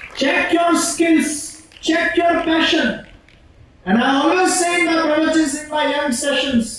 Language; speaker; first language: English; non-native, local second language; Gujarati